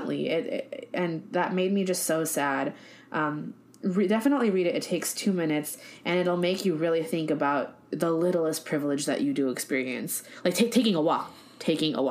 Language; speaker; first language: English; native; English